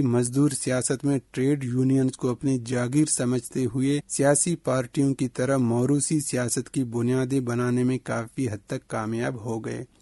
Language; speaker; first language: Urdu; non-native, local second language; Baluchi